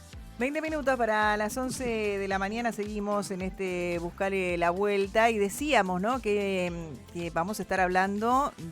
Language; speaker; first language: Spanish; native; Spanish